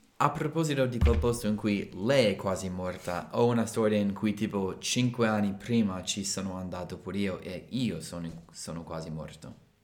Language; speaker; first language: Italian; non-native, fluent; English